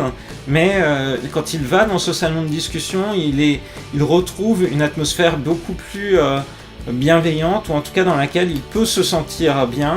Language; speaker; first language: French; native; French